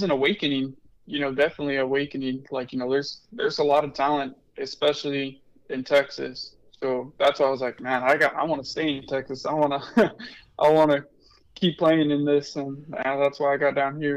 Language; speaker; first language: English; native; English